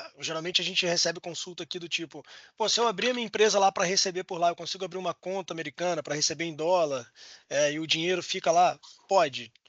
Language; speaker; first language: Portuguese; native; Portuguese